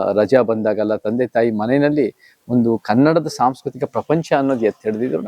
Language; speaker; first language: Kannada; early bilingual, heritage; Kannada